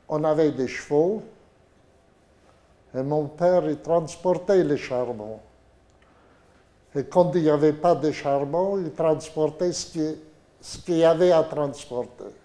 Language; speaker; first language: French; non-native, fluent; Yiddish